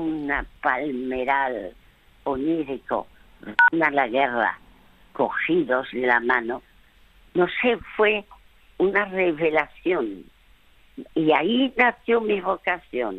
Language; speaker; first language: Spanish; early bilingual, other home language; French